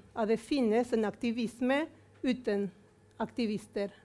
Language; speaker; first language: Norwegian; non-native, fluent; Spanish